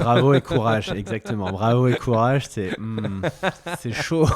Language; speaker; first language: French; native; French